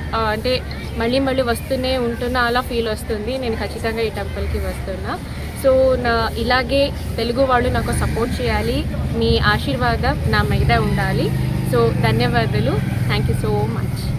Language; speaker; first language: Telugu; non-native, fluent; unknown